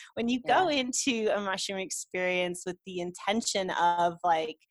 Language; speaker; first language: English; native; English